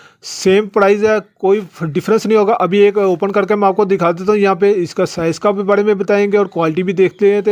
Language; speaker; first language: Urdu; non-native, local second language; Punjabi